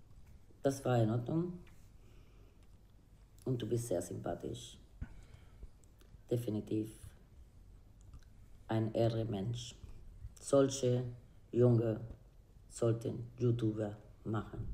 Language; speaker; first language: German; non-native, learner; Spanish